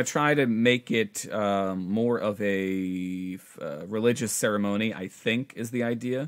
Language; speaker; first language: English; native; English